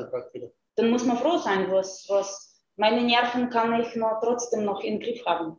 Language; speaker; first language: German; non-native, fluent; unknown